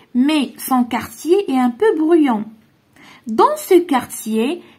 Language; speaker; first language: French; non-native, local second language; Arabic